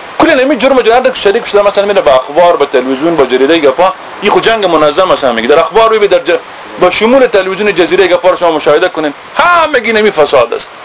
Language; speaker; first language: Persian; native; Persian